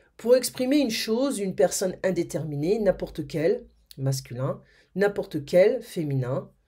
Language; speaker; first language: French; native; French